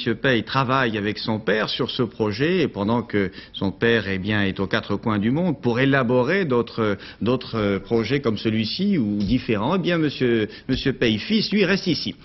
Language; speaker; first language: French; native; French